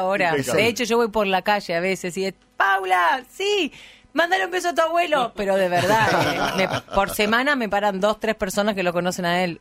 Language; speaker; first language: Spanish; native; Spanish